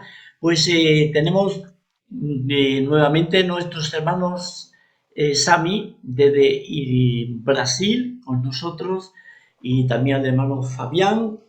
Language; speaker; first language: Spanish; native; Spanish